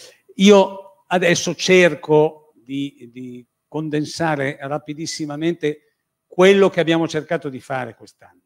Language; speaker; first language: Italian; native; Italian